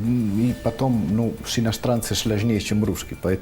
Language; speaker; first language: Russian; non-native, fluent; Italian